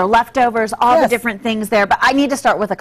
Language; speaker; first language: English; native; English